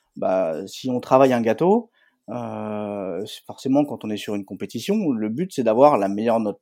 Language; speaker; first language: French; native; French